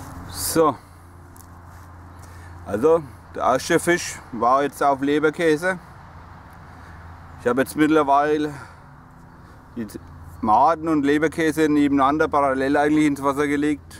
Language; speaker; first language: German; native; German